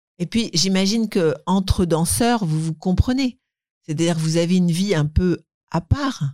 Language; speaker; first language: French; native; French